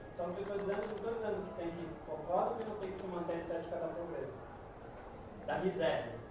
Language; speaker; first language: Portuguese; non-native, fluent; Italian